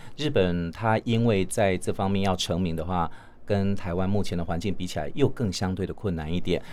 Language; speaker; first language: Chinese; native; Chinese